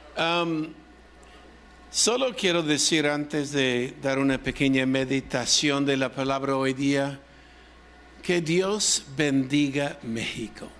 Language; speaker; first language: Spanish; non-native, fluent; English